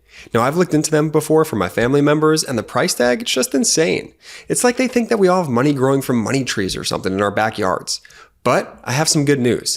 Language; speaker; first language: English; native; English